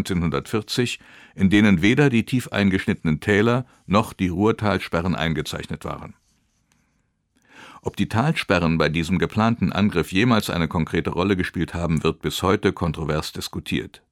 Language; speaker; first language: German; native; German